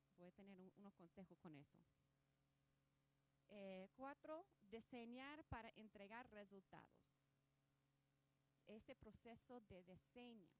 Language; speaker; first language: Spanish; non-native, fluent; English